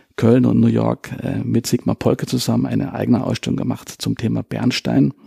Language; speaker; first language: German; native; German